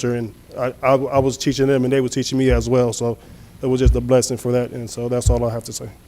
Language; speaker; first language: English; native; English